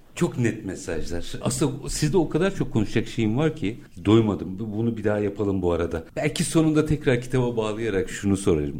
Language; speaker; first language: Turkish; native; Turkish